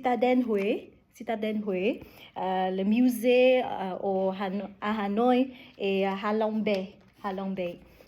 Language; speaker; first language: French; non-native, learner; Vietnamese